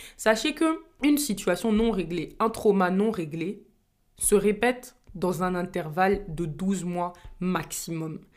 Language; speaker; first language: French; native; French